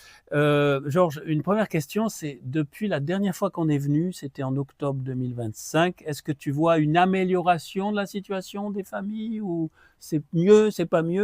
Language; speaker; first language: French; native; French